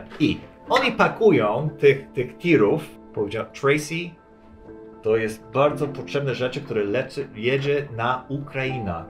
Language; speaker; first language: Polish; non-native, fluent; English